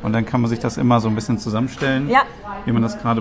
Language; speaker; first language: German; native; German